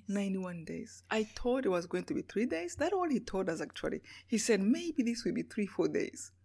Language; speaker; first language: English; non-native, local second language; Kinyarwanda